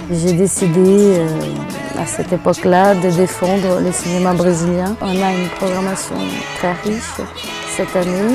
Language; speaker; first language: French; non-native, fluent; Portuguese